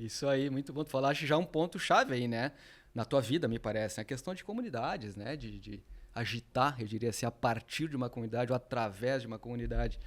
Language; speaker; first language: Portuguese; native; Portuguese